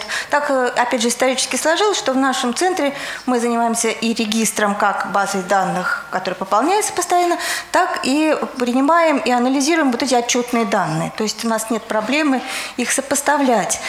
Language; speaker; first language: Russian; native; Russian